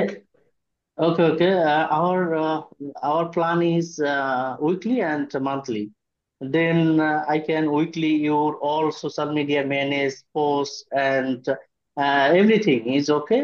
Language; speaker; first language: English; non-native, learner; Bangla